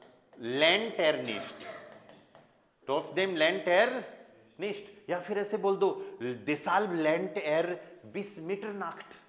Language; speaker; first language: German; non-native, fluent; Hindi